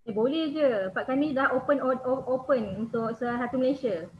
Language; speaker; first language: Malay; native; Malay